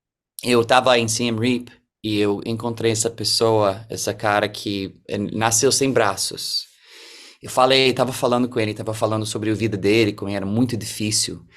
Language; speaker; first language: Portuguese; early bilingual, heritage; English